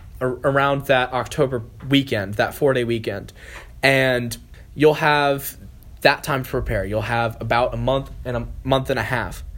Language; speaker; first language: English; native; English